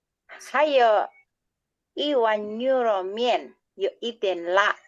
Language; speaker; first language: Chinese; non-native, learner; Indonesian